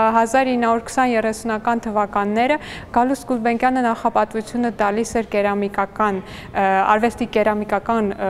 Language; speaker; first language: Armenian; native; Armenian